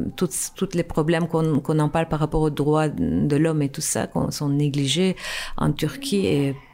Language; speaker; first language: French; non-native, fluent; Turkish